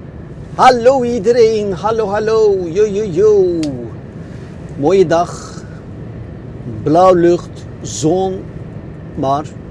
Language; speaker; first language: Dutch; non-native, fluent; Turkish